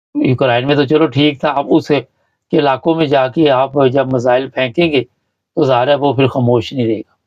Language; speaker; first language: Urdu; native; Urdu